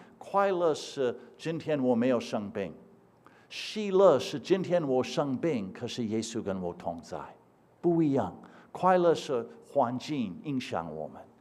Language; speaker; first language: Chinese; non-native, fluent; English